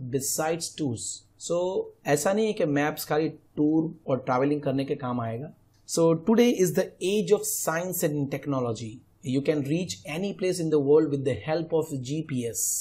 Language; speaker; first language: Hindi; non-native, local second language; Gujarati